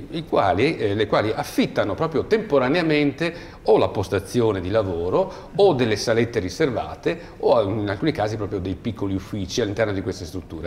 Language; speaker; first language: Italian; native; Italian